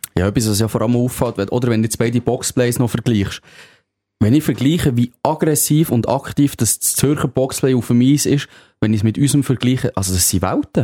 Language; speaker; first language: German; native; German